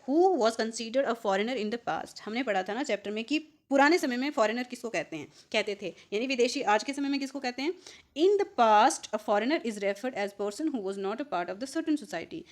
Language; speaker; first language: Hindi; native; Hindi